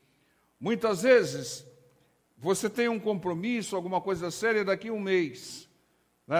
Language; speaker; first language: Portuguese; native; Portuguese